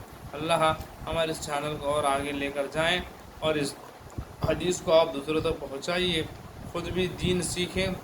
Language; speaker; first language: Urdu; native; Urdu